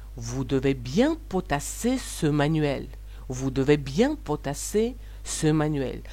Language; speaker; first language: French; non-native, fluent; Russian